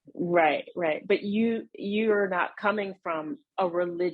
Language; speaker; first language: English; native; English